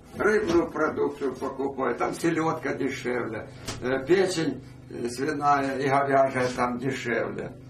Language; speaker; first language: Russian; native; Russian